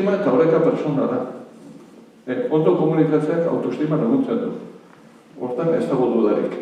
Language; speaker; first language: Basque; native; Basque